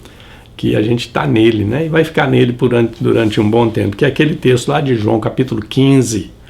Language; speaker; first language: Portuguese; native; Portuguese